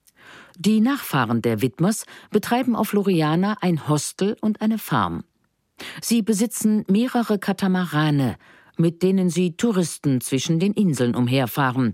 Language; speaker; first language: German; native; German